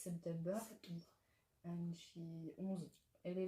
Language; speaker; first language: English; non-native, learner; French